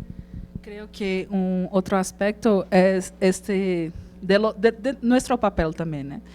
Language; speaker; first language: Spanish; non-native, fluent; Portuguese